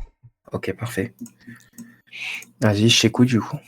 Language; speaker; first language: French; native; French